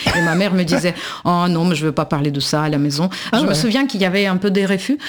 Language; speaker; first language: French; non-native, fluent; Russian